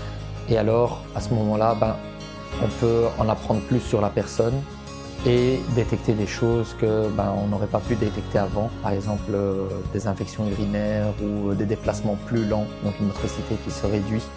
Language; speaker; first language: French; native; French